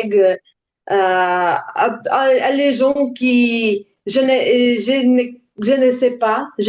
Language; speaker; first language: French; non-native, learner; Ukrainian